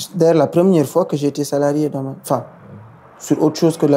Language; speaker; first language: French; non-native, local second language; Wolof